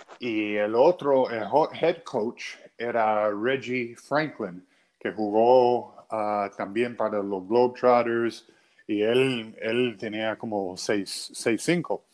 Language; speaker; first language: Spanish; non-native, fluent; English